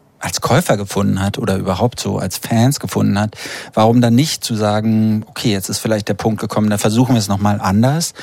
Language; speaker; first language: German; native; German